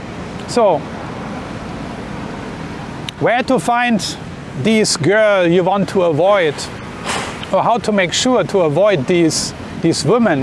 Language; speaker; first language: English; non-native, fluent; German